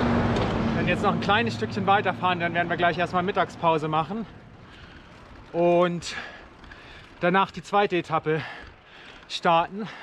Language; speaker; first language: German; native; German